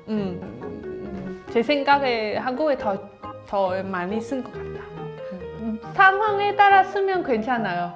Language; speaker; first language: Korean; non-native, learner; Vietnamese